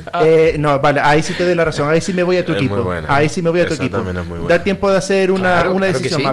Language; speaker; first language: Spanish; native; Spanish